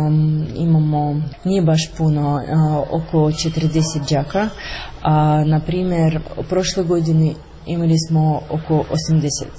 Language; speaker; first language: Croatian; non-native, learner; Russian